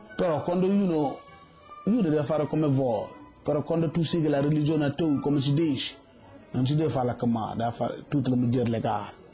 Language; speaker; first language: Italian; non-native, learner; Wolof